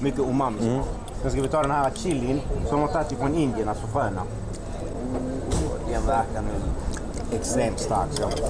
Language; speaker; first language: Swedish; native; Swedish